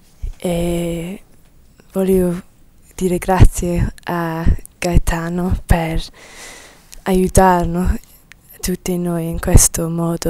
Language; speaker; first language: Italian; non-native, learner; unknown